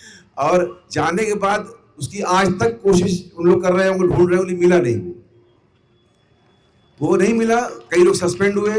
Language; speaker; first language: Hindi; native; Hindi